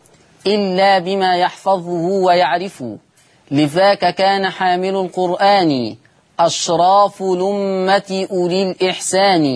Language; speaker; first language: Arabic; native; Arabic